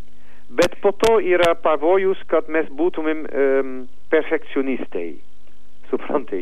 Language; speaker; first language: Lithuanian; non-native, learner; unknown